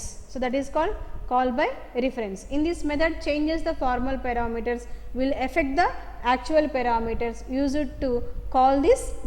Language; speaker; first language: English; non-native, local second language; Telugu